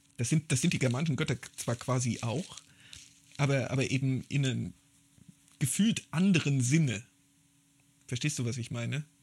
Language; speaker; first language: German; native; German